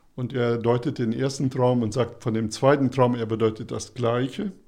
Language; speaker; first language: German; early bilingual, other home language; Russian